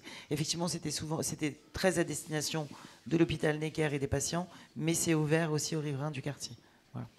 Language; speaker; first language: French; native; French